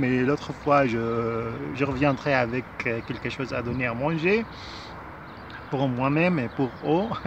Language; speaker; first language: French; non-native, fluent; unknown